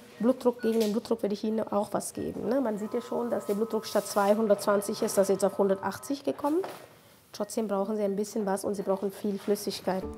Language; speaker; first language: German; non-native, fluent; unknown